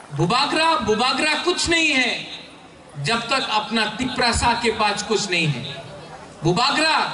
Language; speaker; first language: Hindi; non-native, local second language; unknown